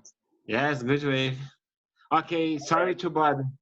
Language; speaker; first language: English; non-native, learner; Portuguese